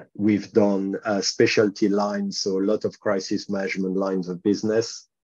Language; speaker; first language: English; non-native, fluent; French